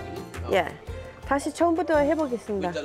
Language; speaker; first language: Korean; non-native, fluent; English